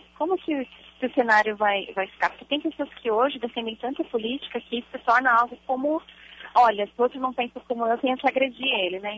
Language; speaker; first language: Portuguese; native; Portuguese